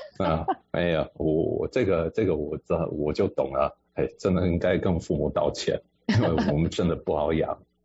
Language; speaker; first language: Chinese; non-native, fluent; English